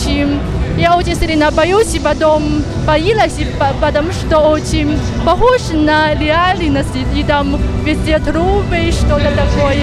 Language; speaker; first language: Russian; non-native, fluent; Chinese